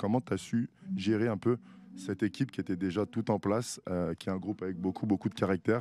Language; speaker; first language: French; native; French